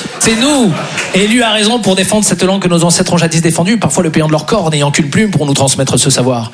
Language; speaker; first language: French; native; French